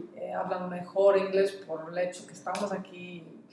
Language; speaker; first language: Spanish; non-native, fluent; Dutch